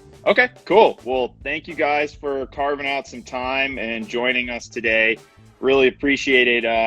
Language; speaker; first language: English; native; English